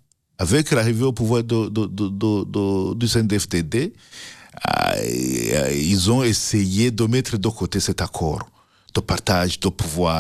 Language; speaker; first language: French; non-native, local second language; Rundi